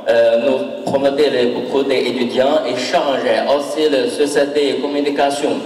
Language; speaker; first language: French; non-native, learner; Chinese